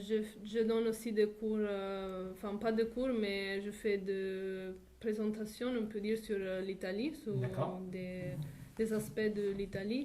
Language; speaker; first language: French; non-native, fluent; Italian